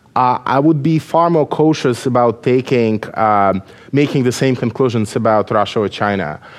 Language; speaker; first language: English; non-native, fluent; Russian